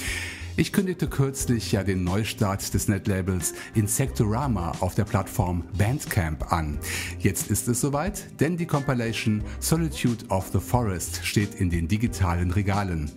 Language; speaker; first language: German; native; German